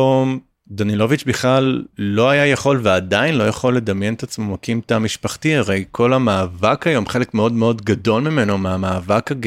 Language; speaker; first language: Hebrew; native; Hebrew